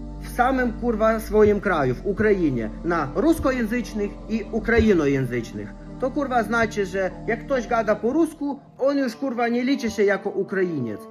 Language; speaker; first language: Polish; non-native, fluent; Russian